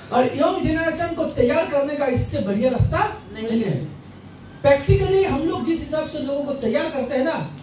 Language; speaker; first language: Hindi; non-native, local second language; Bangla